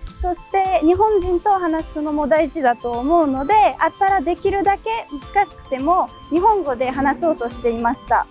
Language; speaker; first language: Japanese; non-native, fluent; French